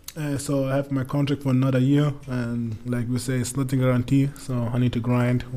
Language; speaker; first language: English; non-native, learner; German